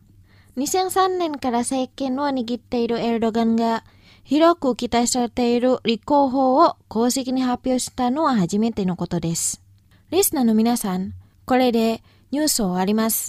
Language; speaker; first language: Japanese; non-native, fluent; Indonesian